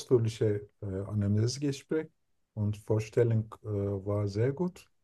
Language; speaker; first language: German; non-native, learner; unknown